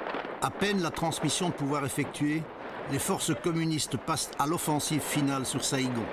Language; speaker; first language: French; native; French